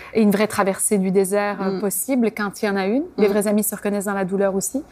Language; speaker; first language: French; native; French